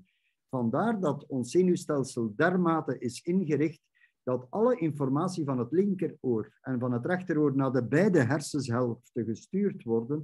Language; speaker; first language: Dutch; native; Dutch